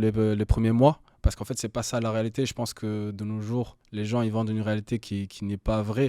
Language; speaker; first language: French; native; French